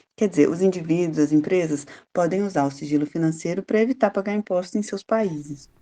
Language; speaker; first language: Portuguese; native; Portuguese